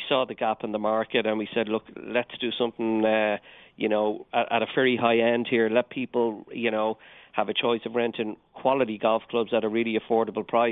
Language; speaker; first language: English; native; English